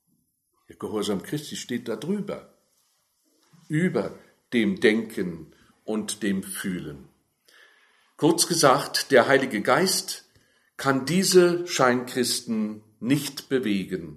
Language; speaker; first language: German; native; German